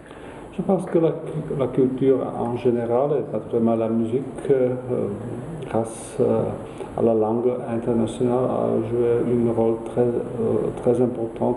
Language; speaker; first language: French; non-native, fluent; Czech